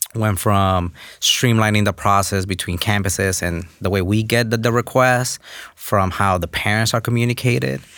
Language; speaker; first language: English; early bilingual, other home language; Spanish